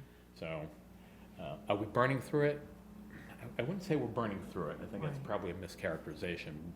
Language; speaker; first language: English; native; English